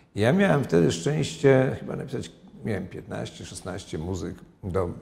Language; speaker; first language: Polish; native; Polish